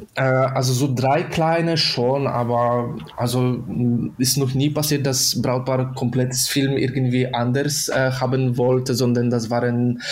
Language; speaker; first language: German; non-native, fluent; Polish